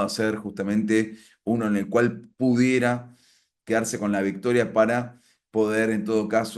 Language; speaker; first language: Spanish; native; Spanish